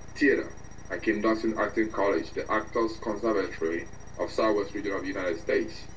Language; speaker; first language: English; non-native, local second language; Igbo